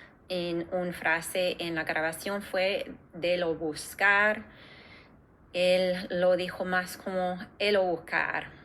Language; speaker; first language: Spanish; non-native, fluent; English